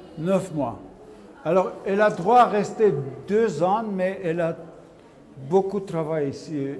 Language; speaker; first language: French; non-native, learner; Armenian